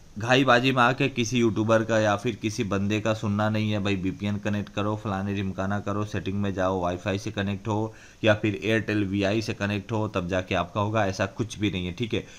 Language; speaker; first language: Hindi; native; Hindi